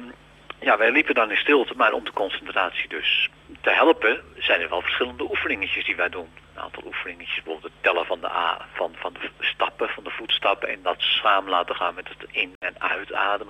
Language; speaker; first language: Dutch; native; Dutch